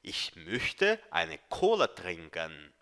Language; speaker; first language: German; non-native, fluent; Portuguese